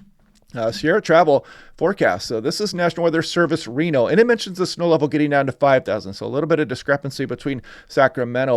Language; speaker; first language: English; native; English